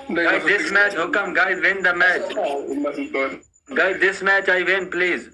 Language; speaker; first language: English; non-native, learner; Amharic